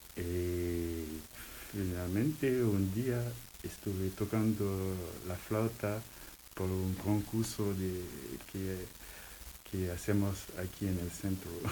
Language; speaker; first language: Spanish; non-native, learner; Haitian Creole